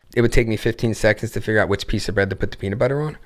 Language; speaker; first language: English; native; English